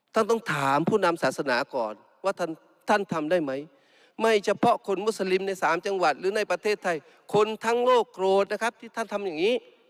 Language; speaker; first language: Thai; non-native, local second language; Malay